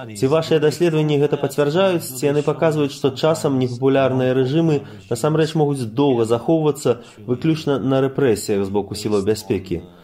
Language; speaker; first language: Belarusian; native; Belarusian